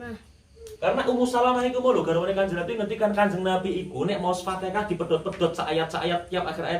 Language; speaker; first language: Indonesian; non-native, local second language; Javanese